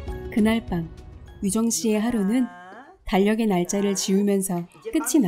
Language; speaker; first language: Korean; native; Korean